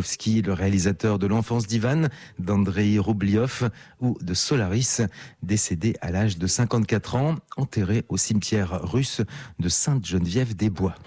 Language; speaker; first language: French; native; French